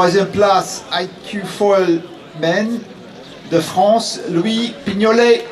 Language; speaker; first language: French; non-native, fluent; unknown